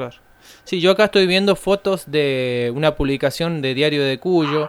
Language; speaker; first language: Spanish; native; Spanish